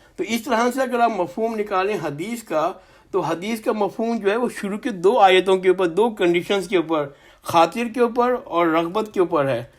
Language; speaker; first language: Urdu; native; Urdu